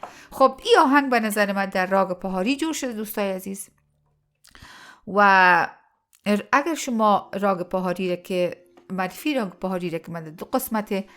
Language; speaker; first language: Persian; native; Persian